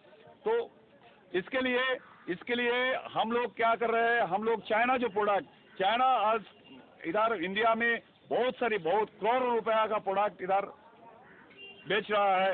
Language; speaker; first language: Hindi; non-native, local second language; Bangla